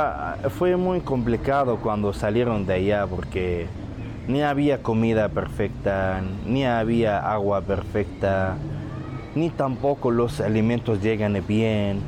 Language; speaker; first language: Spanish; non-native, learner; Arabic